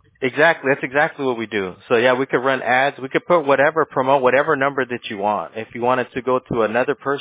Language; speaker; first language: English; native; English